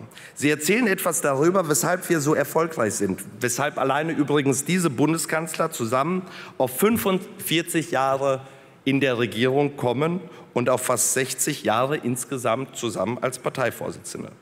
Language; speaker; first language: German; early bilingual, other home language; Polish